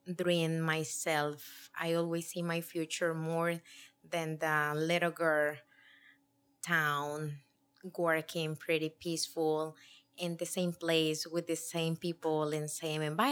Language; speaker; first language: English; non-native, learner; Spanish